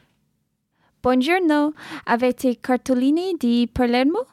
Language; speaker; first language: Italian; non-native, learner; English